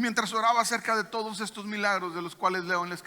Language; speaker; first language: Spanish; native; Spanish